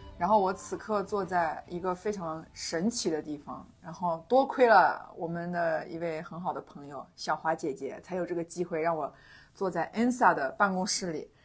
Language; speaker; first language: Chinese; native; Chinese